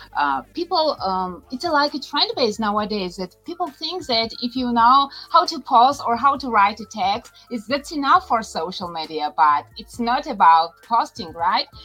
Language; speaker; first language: English; non-native, fluent; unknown